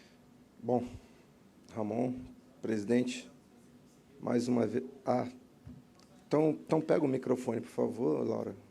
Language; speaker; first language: Portuguese; native; Portuguese